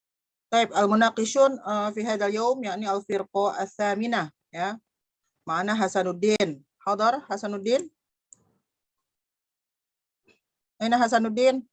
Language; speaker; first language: Arabic; non-native, fluent; Indonesian